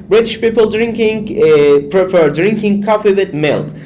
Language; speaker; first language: English; non-native, fluent; Turkish